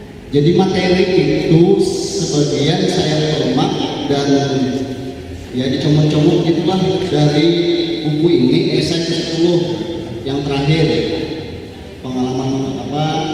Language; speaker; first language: Indonesian; non-native, local second language; Banjar